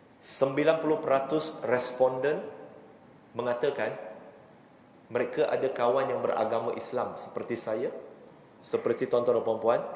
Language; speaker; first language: Malay; non-native, local second language; Chinese